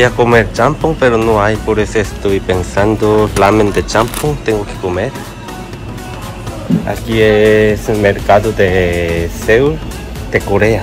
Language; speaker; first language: Spanish; non-native, learner; Korean